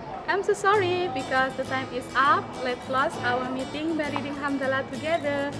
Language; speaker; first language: English; non-native, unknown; Indonesian